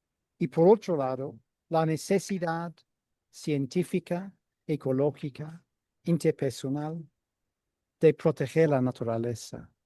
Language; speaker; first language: Spanish; non-native, fluent; English